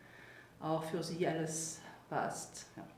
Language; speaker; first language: German; non-native, fluent; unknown